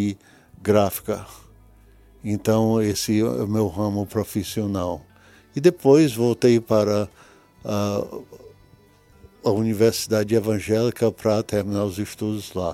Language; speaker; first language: Portuguese; early bilingual, other home language; English